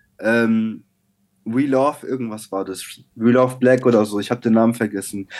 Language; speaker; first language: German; native; German